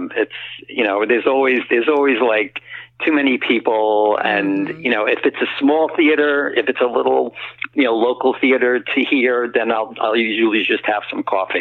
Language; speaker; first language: English; native; English